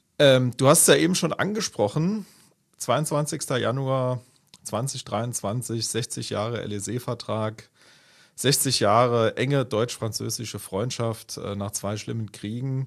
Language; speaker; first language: German; native; German